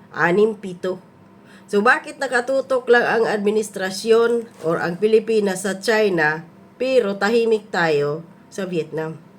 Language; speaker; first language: Filipino; non-native, local second language; Cebuano